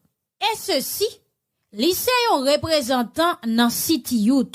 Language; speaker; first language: Haitian Creole; native; Haitian Creole